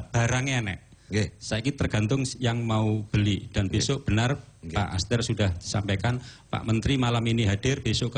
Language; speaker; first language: Indonesian; non-native, local second language; Javanese